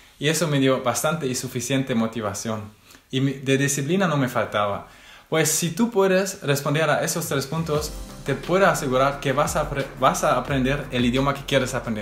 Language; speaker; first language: Spanish; non-native, fluent; German